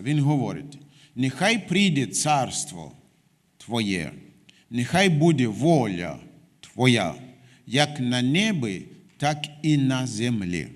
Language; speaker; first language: Ukrainian; non-native, fluent; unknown